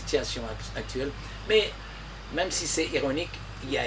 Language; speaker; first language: French; non-native, fluent; English